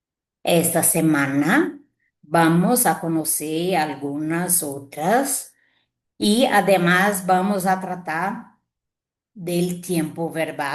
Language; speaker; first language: Spanish; non-native, fluent; Portuguese